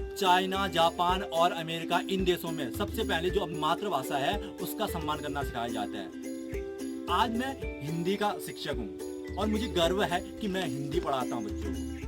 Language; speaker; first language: Hindi; native; Hindi